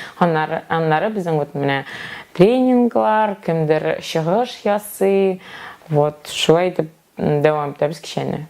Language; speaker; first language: Tatar; native; Tatar